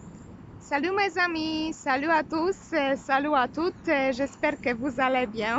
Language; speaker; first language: French; non-native, fluent; Polish